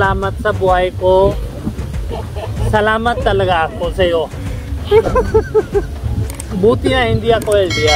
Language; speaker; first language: Filipino; non-native, learner; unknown